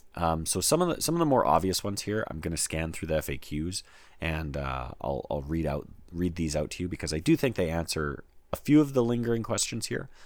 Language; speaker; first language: English; native; English